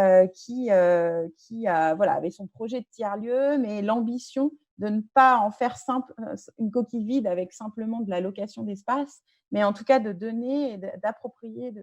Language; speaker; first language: French; native; French